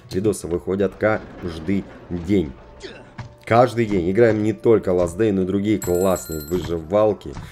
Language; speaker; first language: Russian; native; Russian